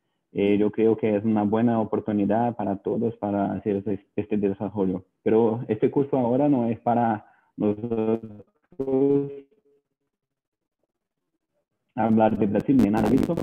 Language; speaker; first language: Spanish; non-native, learner; Portuguese